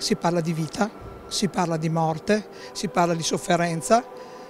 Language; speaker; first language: Italian; native; Italian